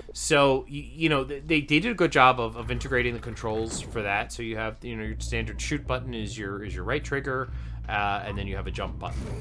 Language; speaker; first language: English; native; English